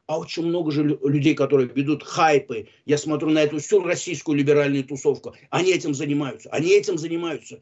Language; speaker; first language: Russian; non-native, local second language; Azerbaijani